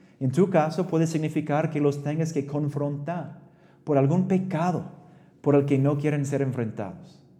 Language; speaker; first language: Spanish; non-native, fluent; English